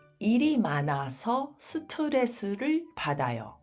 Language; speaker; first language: Korean; early bilingual, heritage; Japanese